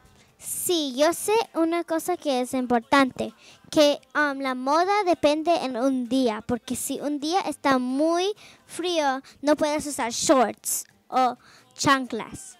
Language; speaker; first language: Spanish; early bilingual, heritage; Spanish